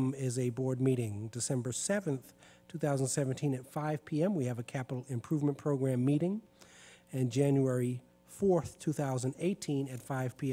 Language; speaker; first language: English; native; English